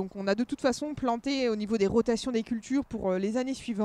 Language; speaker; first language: French; native; French